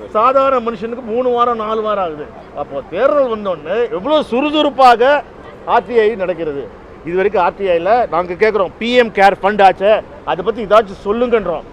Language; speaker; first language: Tamil; native; Tamil